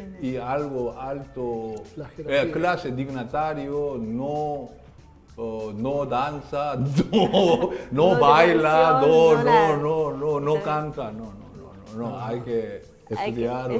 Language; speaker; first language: Spanish; non-native, learner; Korean